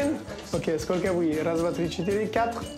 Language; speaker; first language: Russian; non-native, learner; French